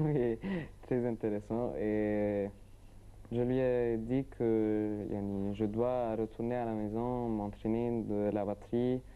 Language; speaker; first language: French; non-native, learner; Arabic